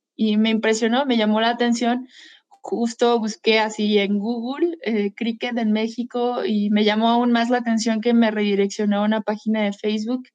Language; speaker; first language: Spanish; native; Spanish